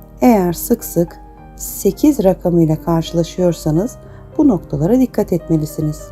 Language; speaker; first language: Turkish; native; Turkish